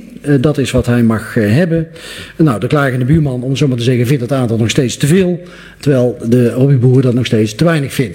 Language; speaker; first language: Dutch; native; Dutch